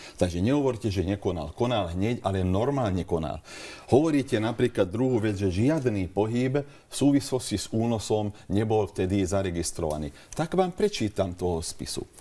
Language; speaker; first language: Slovak; non-native, local second language; Hungarian